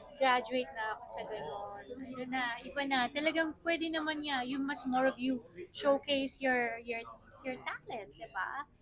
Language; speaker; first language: Filipino; native; Filipino